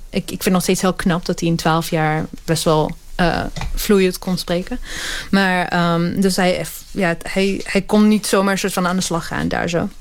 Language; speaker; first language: Dutch; early bilingual, other home language; Hebrew